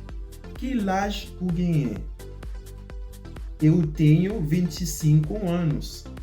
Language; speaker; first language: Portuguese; non-native, learner; Haitian Creole